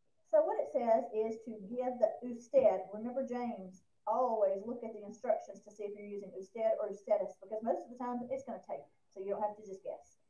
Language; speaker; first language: English; native; English